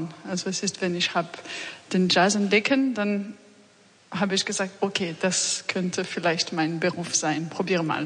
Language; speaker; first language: German; non-native, fluent; French